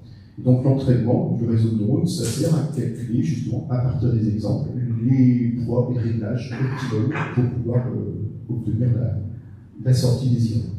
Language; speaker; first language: French; native; French